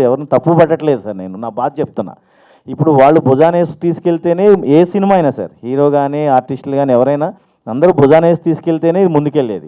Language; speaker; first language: Telugu; native; Telugu